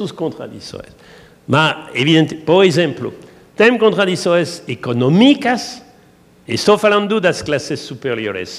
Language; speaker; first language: Portuguese; non-native, learner; French